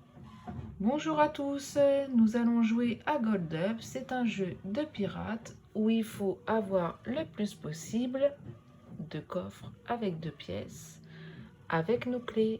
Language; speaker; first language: French; native; French